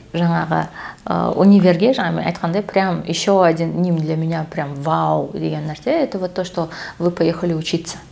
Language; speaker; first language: Russian; non-native, local second language; Kazakh